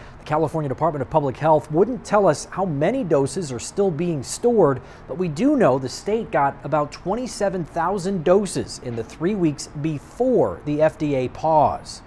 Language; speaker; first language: English; native; English